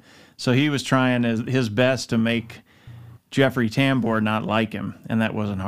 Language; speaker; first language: English; native; English